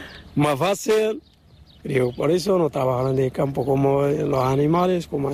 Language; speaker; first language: Spanish; non-native, learner; Arabic